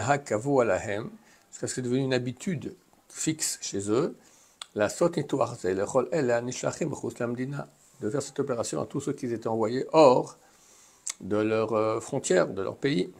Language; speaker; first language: French; native; French